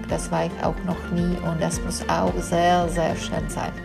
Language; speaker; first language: German; non-native, fluent; Czech